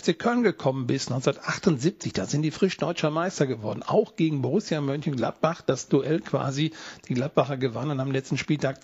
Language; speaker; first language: German; native; German